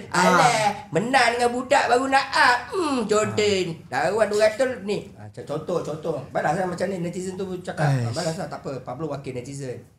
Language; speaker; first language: Malay; native; Malay